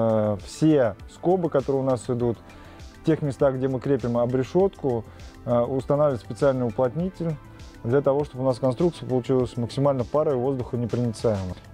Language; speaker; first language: Russian; native; Russian